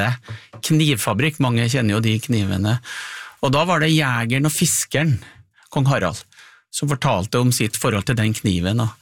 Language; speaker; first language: Norwegian; native; Norwegian